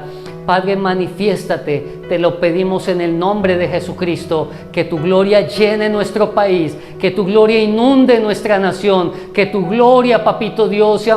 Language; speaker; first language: Spanish; native; Spanish